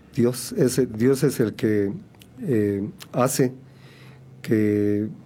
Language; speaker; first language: Spanish; native; Spanish